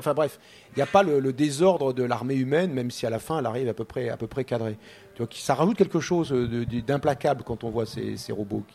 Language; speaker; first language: French; native; French